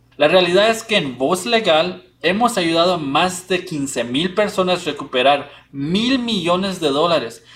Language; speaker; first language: Spanish; early bilingual, heritage; Spanish